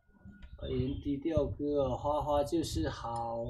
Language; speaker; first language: Chinese; native; Chinese